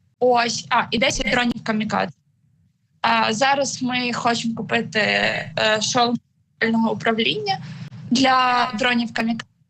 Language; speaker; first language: Ukrainian; native; Ukrainian